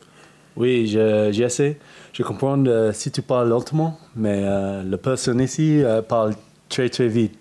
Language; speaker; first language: French; non-native, learner; English